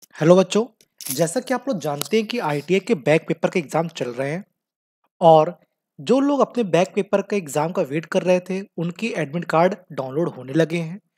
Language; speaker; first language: Hindi; native; Hindi